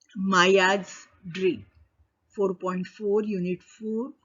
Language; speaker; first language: English; non-native, local second language; Marathi